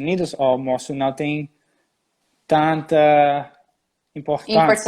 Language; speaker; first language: Portuguese; non-native, fluent; English